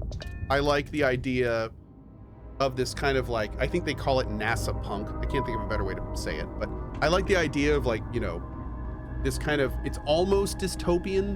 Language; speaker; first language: English; native; English